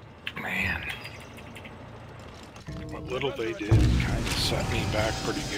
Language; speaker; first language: English; native; English